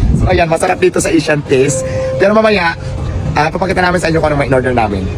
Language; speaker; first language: Filipino; native; Filipino